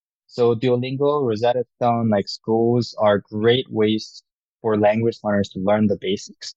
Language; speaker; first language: English; non-native, fluent; Korean